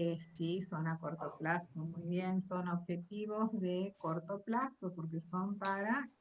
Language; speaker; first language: Spanish; native; Spanish